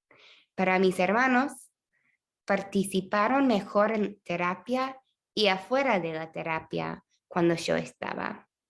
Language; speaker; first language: Spanish; non-native, fluent; English